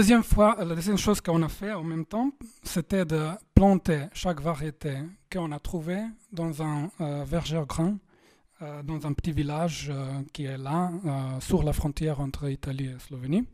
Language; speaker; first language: French; non-native, fluent; Slovenian